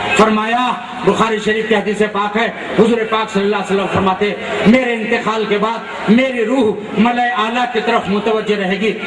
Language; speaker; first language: Urdu; native; Urdu